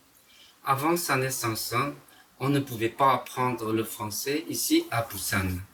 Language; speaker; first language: French; non-native, fluent; Korean